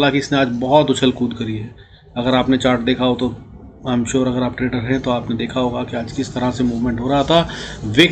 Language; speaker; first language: Hindi; native; Hindi